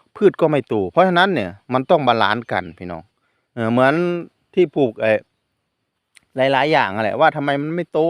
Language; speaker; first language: Thai; non-native, local second language; Northeastern Thai